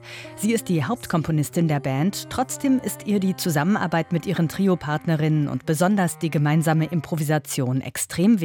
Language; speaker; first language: German; native; German